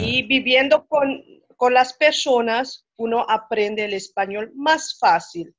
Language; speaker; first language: Spanish; non-native, fluent; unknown